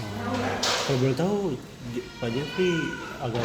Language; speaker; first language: Indonesian; native; Indonesian